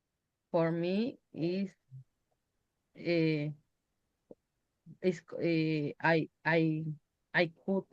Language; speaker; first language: English; non-native, learner; Spanish